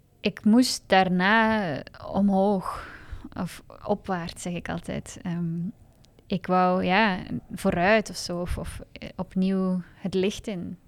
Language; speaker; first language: Dutch; native; Dutch